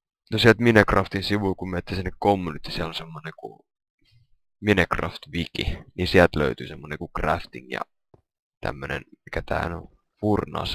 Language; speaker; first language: Finnish; native; Finnish